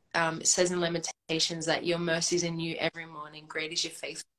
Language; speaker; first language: English; native; English